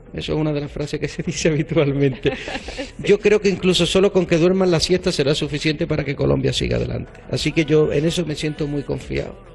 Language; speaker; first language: Spanish; native; Spanish